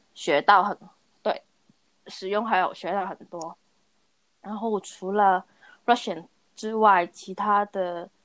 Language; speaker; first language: Chinese; non-native, local second language; Cantonese